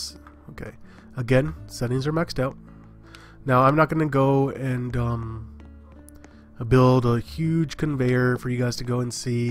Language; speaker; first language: English; native; English